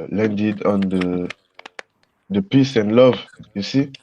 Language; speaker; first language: English; non-native, learner; French